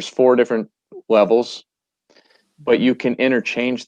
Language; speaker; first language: English; native; English